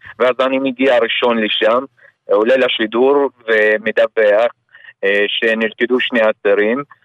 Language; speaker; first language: Hebrew; non-native, local second language; Arabic